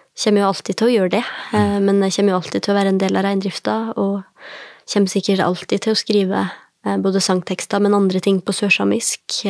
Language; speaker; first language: Norwegian; native; Norwegian